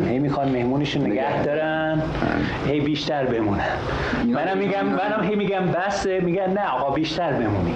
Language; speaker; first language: Persian; non-native, fluent; English